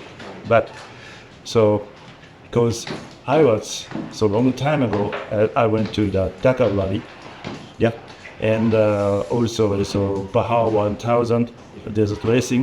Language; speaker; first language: English; non-native, learner; Japanese